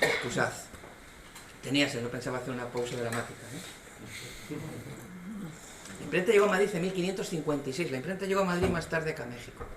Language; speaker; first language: Spanish; native; Spanish